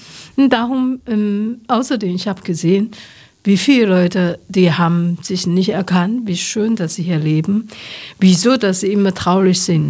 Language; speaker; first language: German; non-native, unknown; Chinese